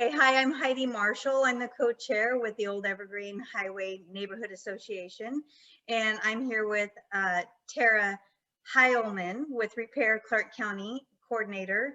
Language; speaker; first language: English; native; English